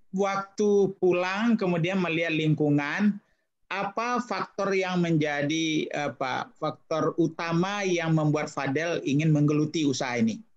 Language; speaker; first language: Indonesian; native; Indonesian